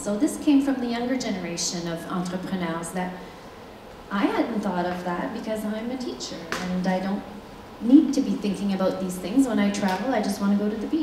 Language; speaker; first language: English; non-native, local second language; French